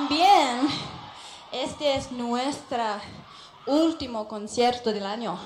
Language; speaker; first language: Spanish; non-native, learner; English